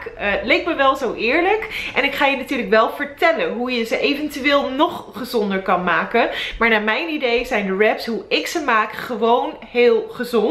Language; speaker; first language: Dutch; native; Dutch